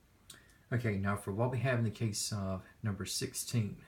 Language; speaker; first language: English; native; English